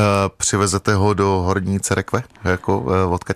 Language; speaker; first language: Czech; native; Czech